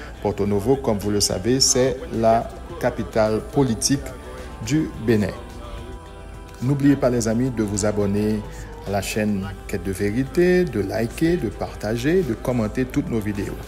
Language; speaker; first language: French; non-native, local second language; Haitian Creole